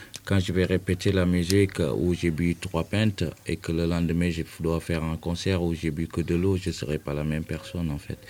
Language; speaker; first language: French; non-native, local second language; Wolof